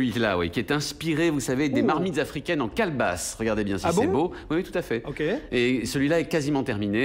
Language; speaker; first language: French; native; French